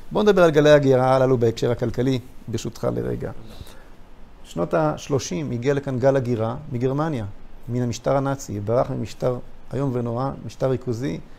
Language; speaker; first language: Hebrew; native; Hebrew